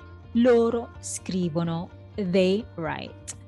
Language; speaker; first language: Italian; non-native, fluent; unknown